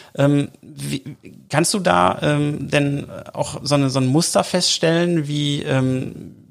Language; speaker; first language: German; native; German